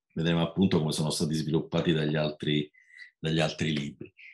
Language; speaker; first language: Italian; native; Italian